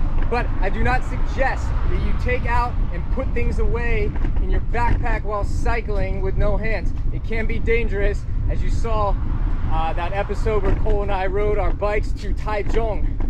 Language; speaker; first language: English; native; English